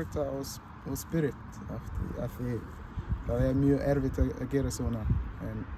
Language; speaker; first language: Icelandic; non-native, learner; English